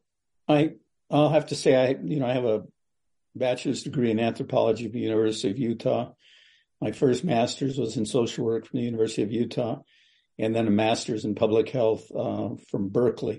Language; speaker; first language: English; native; English